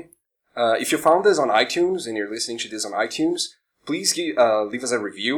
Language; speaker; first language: English; non-native, fluent; Portuguese